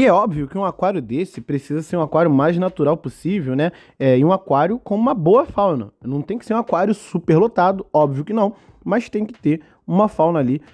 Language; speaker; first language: Portuguese; native; Portuguese